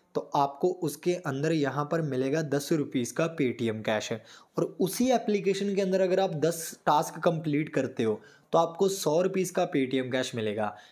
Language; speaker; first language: Hindi; native; Hindi